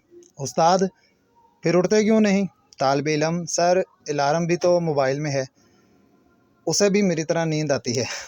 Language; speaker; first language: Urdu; non-native, local second language; Punjabi